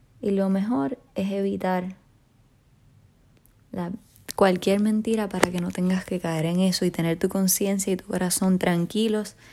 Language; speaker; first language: Spanish; native; Spanish